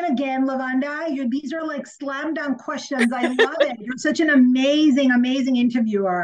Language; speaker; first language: English; non-native, local second language; Sinhala